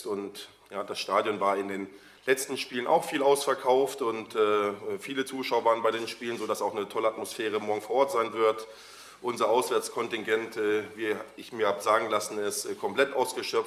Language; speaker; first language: German; native; German